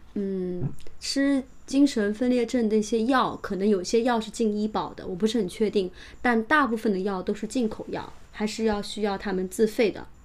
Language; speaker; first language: Chinese; native; Chinese